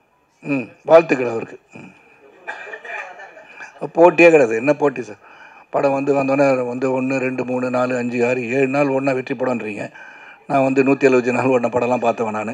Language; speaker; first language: Tamil; native; Tamil